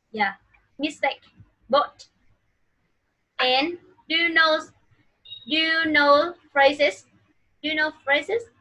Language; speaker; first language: English; non-native, fluent; Vietnamese